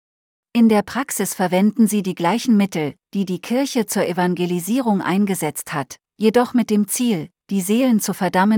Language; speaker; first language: German; native; German